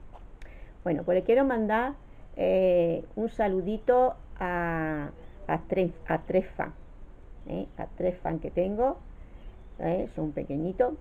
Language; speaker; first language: Spanish; native; Spanish